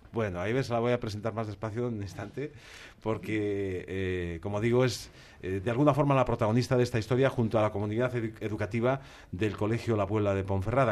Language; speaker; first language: Spanish; native; Spanish